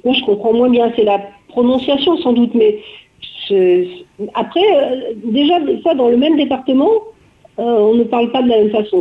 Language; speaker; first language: French; native; French